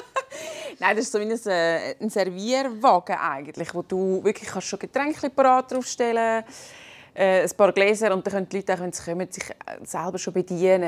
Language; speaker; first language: German; native; German